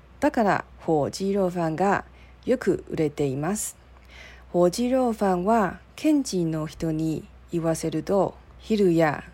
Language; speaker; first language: Japanese; non-native, learner; Chinese